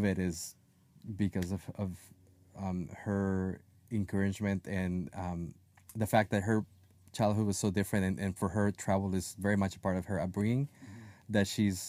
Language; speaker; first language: English; non-native, fluent; Spanish